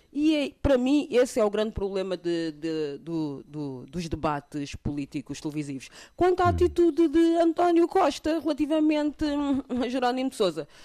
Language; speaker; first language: Portuguese; early bilingual, other home language; Kabuverdianu